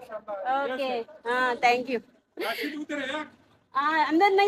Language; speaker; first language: Hindi; non-native, local second language; Telugu